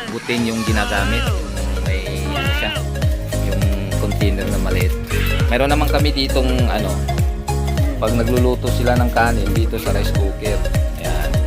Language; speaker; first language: Filipino; non-native, local second language; Hiligaynon